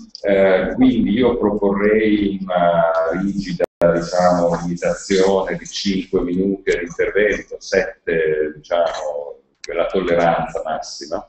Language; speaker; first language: Italian; native; Italian